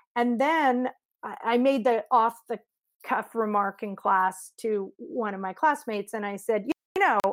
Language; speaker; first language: English; native; English